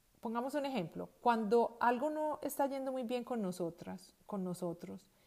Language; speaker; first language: Spanish; native; Spanish